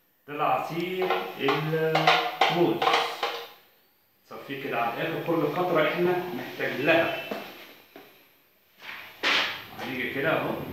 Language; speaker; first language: Arabic; native; Arabic